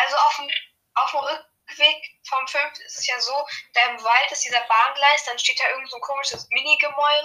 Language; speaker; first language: German; native; German